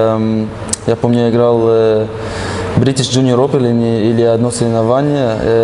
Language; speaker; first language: Russian; early bilingual, heritage; Russian